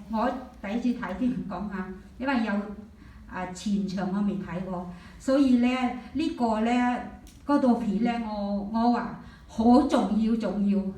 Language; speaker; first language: Cantonese; non-native, fluent; Thai